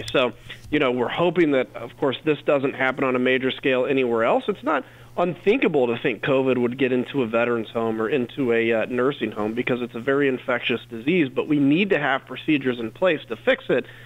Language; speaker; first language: English; native; English